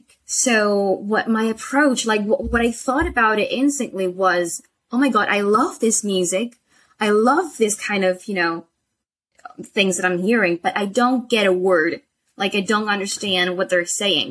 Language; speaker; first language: English; non-native, fluent; Spanish